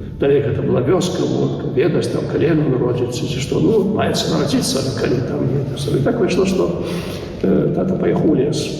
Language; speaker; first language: Belarusian; native; Belarusian